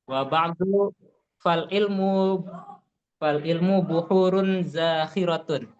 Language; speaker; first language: Arabic; non-native, learner; Indonesian